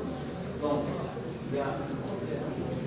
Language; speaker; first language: French; non-native, local second language; Arabic